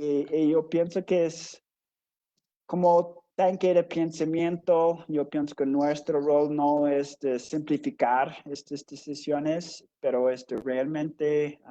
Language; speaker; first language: Spanish; non-native, fluent; English